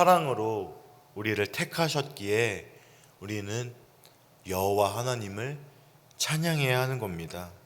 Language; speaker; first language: Korean; native; Korean